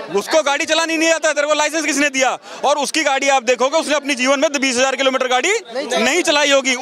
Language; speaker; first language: Hindi; native; Hindi